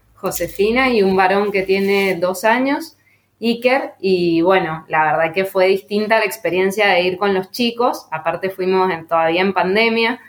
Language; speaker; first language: Spanish; native; Spanish